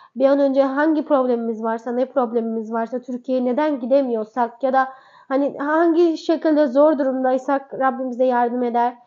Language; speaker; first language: Turkish; native; Turkish